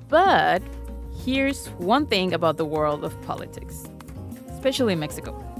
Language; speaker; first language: English; native; English